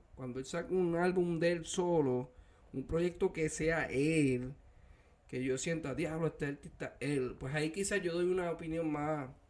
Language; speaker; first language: Spanish; native; Spanish